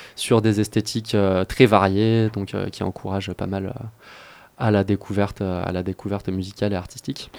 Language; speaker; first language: French; native; French